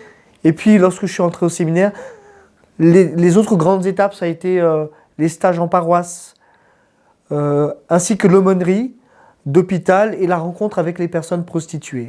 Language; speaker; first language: French; non-native, local second language; Malagasy